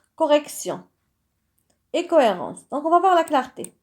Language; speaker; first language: French; non-native, local second language; Arabic